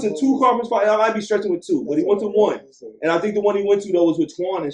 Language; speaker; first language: English; native; English